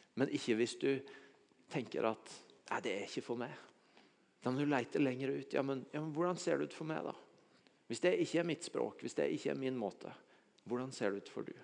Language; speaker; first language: Norwegian; native; Norwegian